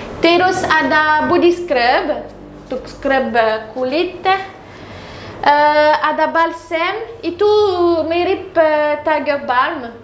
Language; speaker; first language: Indonesian; non-native, learner; French